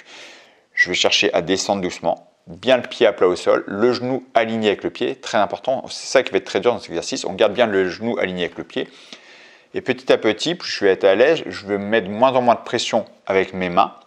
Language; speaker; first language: French; native; French